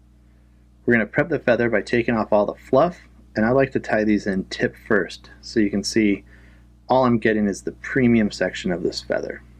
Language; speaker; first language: English; native; English